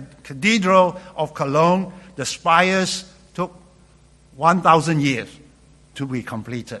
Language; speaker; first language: English; non-native, local second language; Cantonese